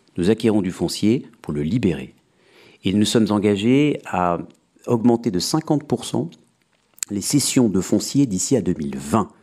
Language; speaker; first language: French; native; French